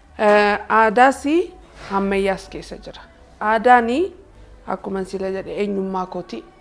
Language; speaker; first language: Oromo; early bilingual, heritage; Oromo